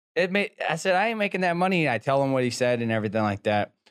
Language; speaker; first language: English; native; English